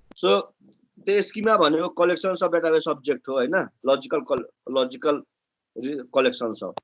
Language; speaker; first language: English; non-native, local second language; Nepali